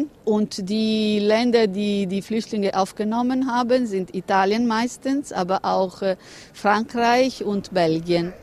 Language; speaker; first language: German; non-native, fluent; Italian